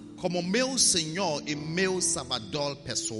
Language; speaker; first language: Portuguese; non-native, learner; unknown